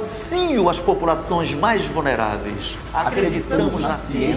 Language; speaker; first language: Portuguese; native; Portuguese